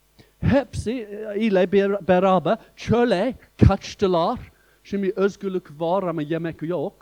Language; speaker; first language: Turkish; non-native, fluent; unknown